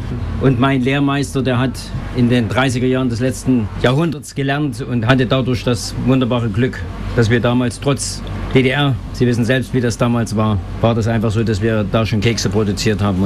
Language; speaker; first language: German; native; German